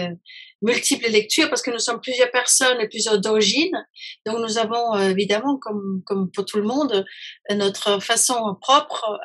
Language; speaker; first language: French; non-native, fluent; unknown